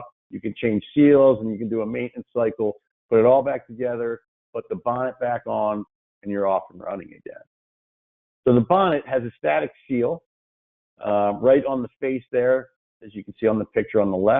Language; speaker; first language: English; native; English